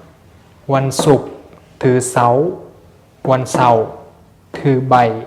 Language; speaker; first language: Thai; non-native, fluent; Vietnamese